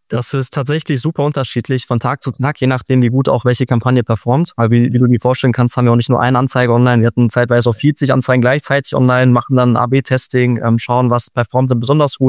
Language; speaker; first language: German; native; German